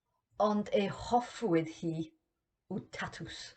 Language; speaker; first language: Welsh; non-native, learner; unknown